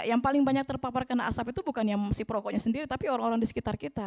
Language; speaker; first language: Indonesian; native; Indonesian